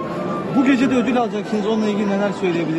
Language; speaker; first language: Turkish; native; Turkish